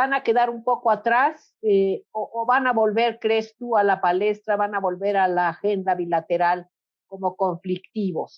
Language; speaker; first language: Spanish; native; Spanish